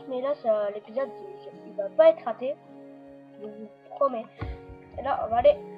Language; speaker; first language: French; native; French